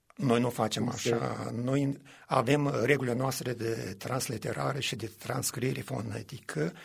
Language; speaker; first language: Romanian; native; Romanian